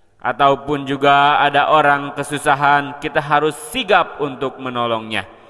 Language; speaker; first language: Indonesian; non-native, local second language; Sundanese